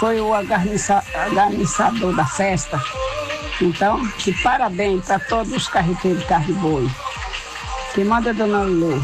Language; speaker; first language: Portuguese; native; Portuguese